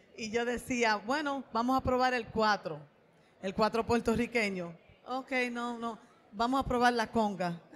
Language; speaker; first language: Spanish; native; Spanish